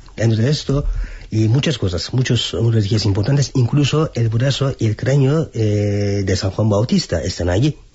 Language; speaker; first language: Spanish; non-native, fluent; Turkish